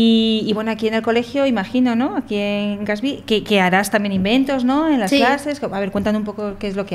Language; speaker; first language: Spanish; native; Spanish